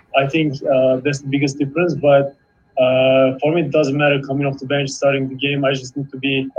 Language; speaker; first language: English; non-native, fluent; Turkish